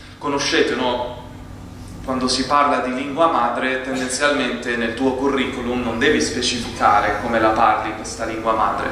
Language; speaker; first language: Italian; non-native, fluent; Arabic